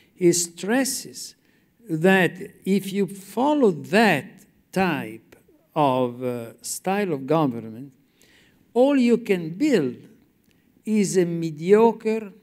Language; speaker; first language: English; non-native, fluent; Italian